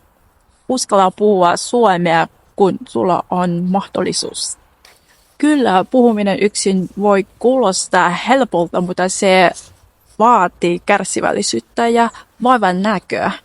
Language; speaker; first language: Finnish; non-native, fluent; Vietnamese